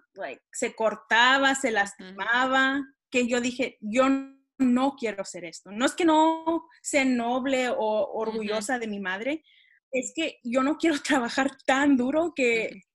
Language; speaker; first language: Spanish; early bilingual, heritage; Spanish